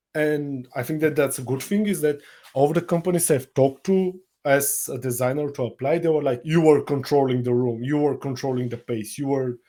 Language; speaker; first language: English; non-native, fluent; Bulgarian